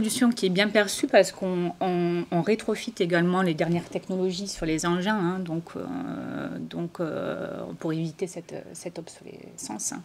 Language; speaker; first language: French; native; French